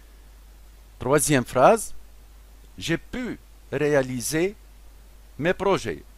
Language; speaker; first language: French; non-native, local second language; Arabic